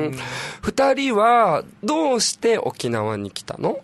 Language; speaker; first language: Japanese; native; Japanese